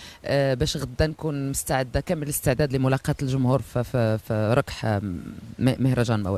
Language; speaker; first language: Arabic; native; Arabic